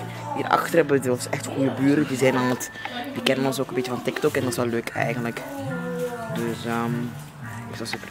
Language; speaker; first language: Dutch; native; Dutch